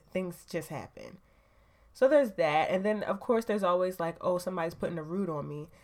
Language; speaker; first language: English; native; English